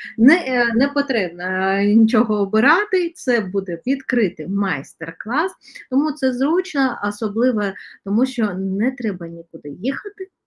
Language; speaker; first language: Ukrainian; non-native, local second language; Russian